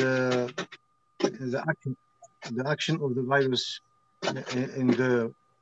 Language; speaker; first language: English; non-native, learner; French